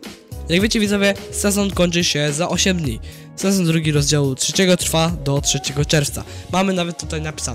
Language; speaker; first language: Polish; native; Polish